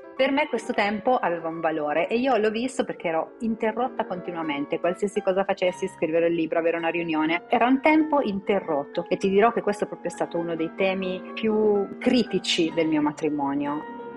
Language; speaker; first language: Italian; native; Italian